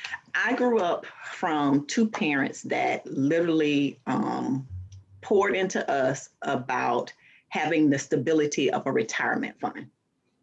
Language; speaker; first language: English; native; English